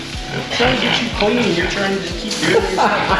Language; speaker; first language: English; native; English